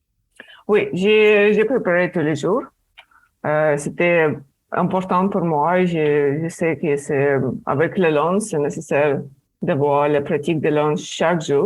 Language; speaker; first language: French; non-native, fluent; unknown